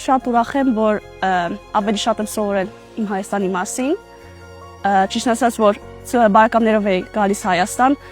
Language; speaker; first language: Armenian; non-native, learner; Dutch